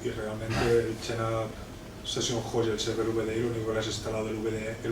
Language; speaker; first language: Spanish; native; Spanish